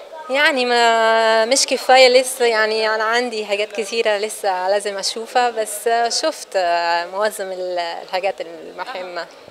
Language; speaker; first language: Arabic; non-native, fluent; Italian